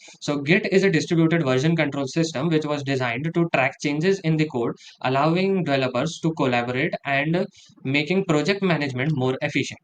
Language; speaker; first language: English; non-native, local second language; Hindi